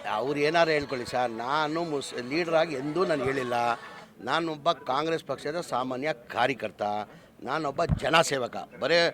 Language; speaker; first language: Kannada; non-native, local second language; Urdu